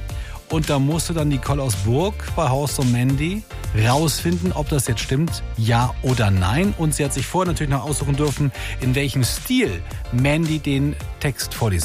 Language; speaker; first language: German; native; German